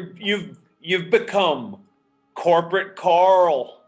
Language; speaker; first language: English; native; English